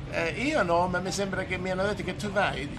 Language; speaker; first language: Italian; native; Italian